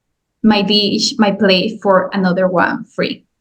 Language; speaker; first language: English; non-native, learner; Spanish